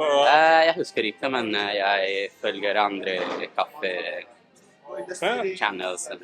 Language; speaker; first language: Norwegian; non-native, learner; Italian